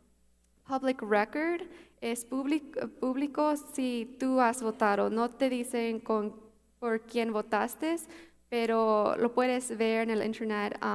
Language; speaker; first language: Spanish; early bilingual, heritage; Spanish